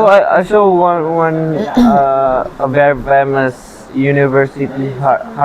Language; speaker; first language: English; non-native, learner; Indonesian